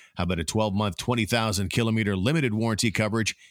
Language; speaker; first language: English; native; English